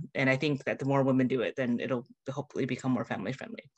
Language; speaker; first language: English; native; English